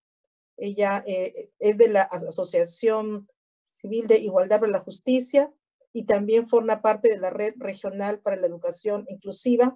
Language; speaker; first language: Spanish; native; Spanish